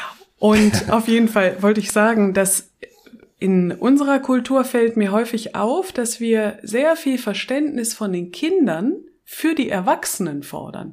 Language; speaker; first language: German; native; German